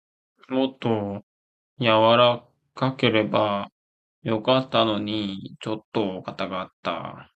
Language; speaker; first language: Japanese; non-native, learner; Korean